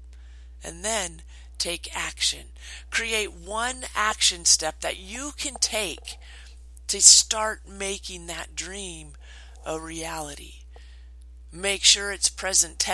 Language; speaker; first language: English; native; English